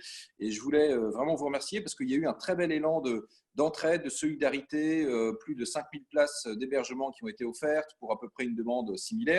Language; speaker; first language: French; native; French